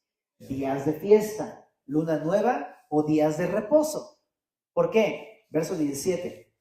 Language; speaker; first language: Spanish; native; Spanish